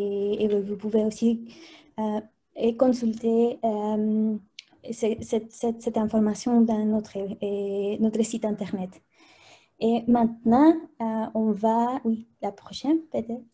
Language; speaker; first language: French; non-native, fluent; Spanish